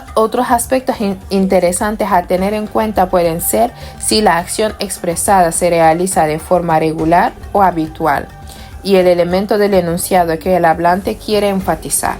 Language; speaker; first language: Spanish; non-native, fluent; Wolof